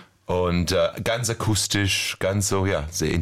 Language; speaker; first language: German; non-native, fluent; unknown